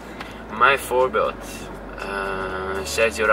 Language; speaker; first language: Dutch; non-native, fluent; Greek